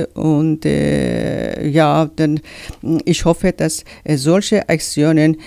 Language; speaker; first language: German; non-native, learner; Persian